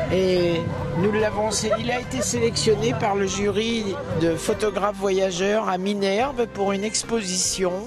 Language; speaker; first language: French; native; French